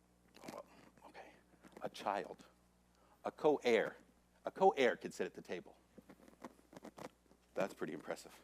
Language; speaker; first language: English; native; English